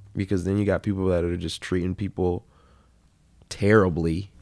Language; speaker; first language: English; native; English